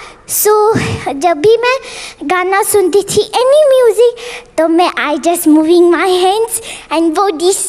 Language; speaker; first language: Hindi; non-native, local second language; Bangla